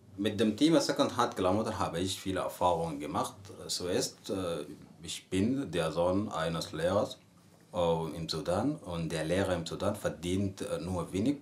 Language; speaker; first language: German; non-native, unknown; Arabic